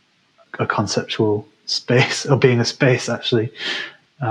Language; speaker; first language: English; native; English